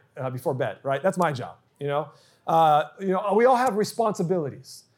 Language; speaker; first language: English; native; English